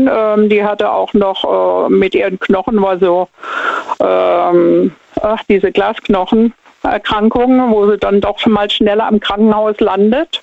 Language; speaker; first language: German; native; German